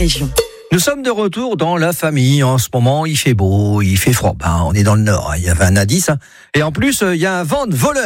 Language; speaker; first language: French; native; French